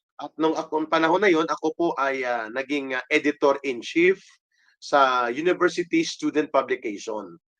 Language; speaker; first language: Filipino; non-native, local second language; Hiligaynon